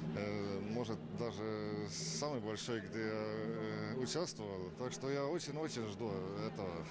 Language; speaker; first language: Russian; non-native, fluent; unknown